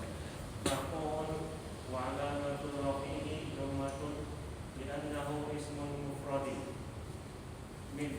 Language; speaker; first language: Arabic; non-native, learner; Indonesian